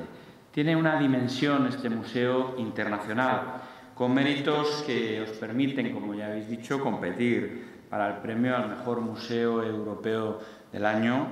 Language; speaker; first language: Spanish; native; Spanish